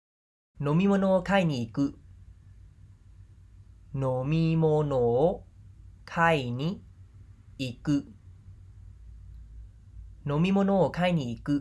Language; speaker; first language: Japanese; non-native, fluent; Khmer